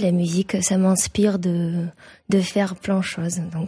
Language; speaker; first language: French; non-native, fluent; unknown